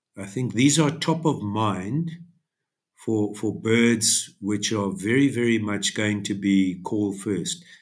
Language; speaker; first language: English; native; English